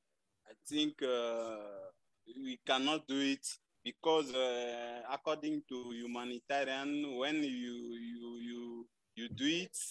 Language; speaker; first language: English; non-native, learner; French